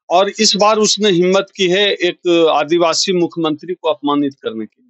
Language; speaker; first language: Hindi; native; Hindi